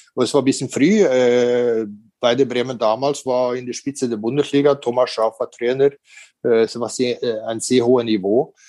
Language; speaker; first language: German; non-native, fluent; Norwegian